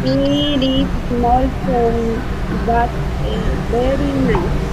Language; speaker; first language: English; non-native, learner; Spanish